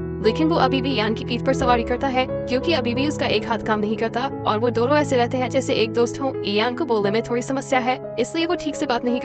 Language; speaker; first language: Hindi; native; Hindi